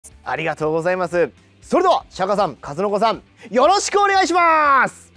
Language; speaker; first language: Japanese; native; Japanese